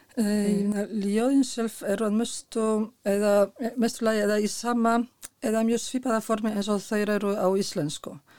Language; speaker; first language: Icelandic; non-native, fluent; Polish